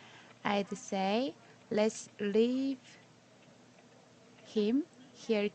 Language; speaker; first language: English; non-native, learner; Korean